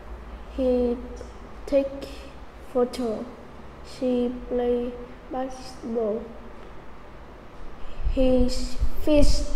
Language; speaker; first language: English; non-native, learner; Vietnamese